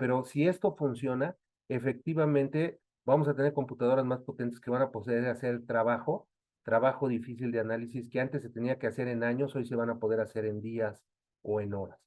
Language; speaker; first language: Spanish; native; Spanish